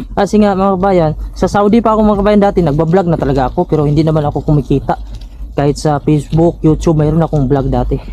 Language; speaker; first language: Filipino; native; Filipino